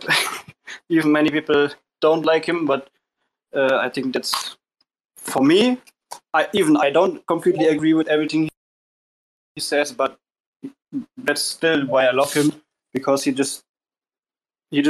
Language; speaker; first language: English; non-native, fluent; German